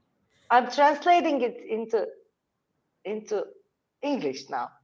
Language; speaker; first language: English; non-native, learner; Turkish